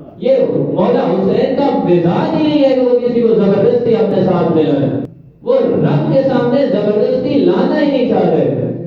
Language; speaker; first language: Urdu; non-native, local second language; Punjabi